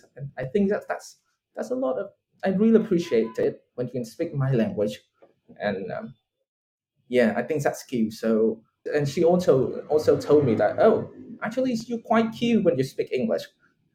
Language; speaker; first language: English; non-native, fluent; Vietnamese